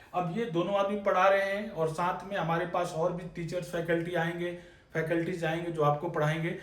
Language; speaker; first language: Hindi; native; Hindi